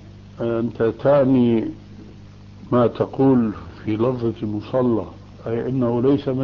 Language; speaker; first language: Arabic; early bilingual, other home language; Albanian